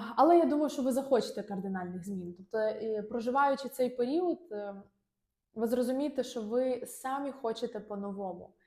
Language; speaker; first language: Ukrainian; non-native, local second language; Russian